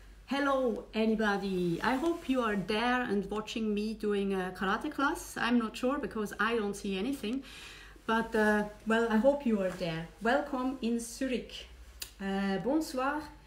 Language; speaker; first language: English; non-native, learner; Swiss German